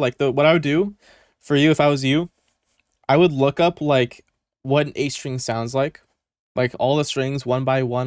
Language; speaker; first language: English; native; English